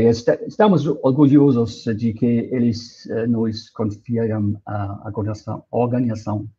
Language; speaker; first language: Portuguese; non-native, fluent; German